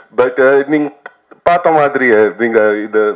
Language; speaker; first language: Tamil; non-native, fluent; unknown